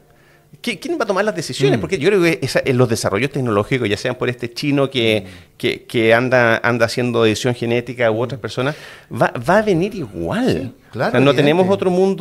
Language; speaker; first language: Spanish; native; Spanish